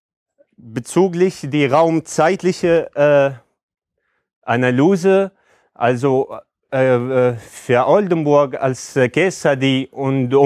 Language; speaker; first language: German; non-native, fluent; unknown